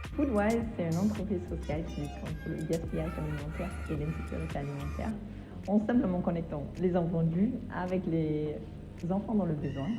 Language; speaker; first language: French; non-native, fluent; German